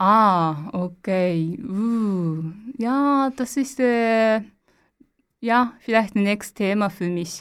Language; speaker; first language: German; non-native, learner; Japanese